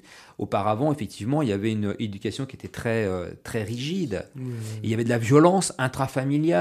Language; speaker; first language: French; native; French